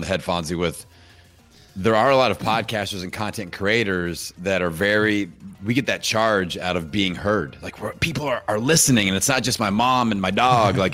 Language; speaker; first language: English; native; English